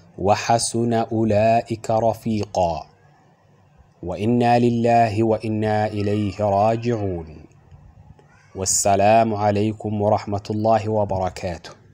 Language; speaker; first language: Arabic; non-native, local second language; Somali